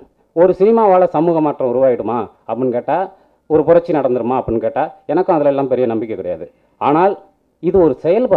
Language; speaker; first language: Tamil; native; Tamil